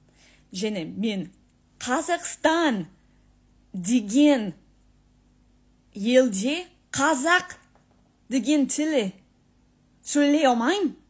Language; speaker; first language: Kazakh; non-native, learner; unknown